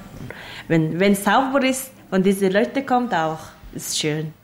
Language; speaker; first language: German; non-native, learner; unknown